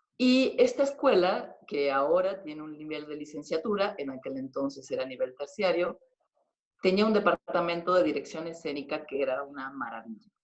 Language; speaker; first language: Spanish; native; Spanish